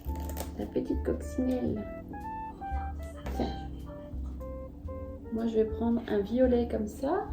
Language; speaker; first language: French; native; French